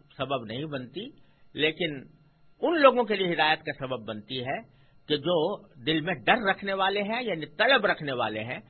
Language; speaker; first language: Urdu; native; Urdu